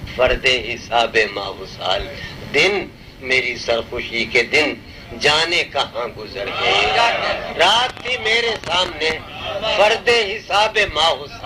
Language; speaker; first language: Urdu; native; Urdu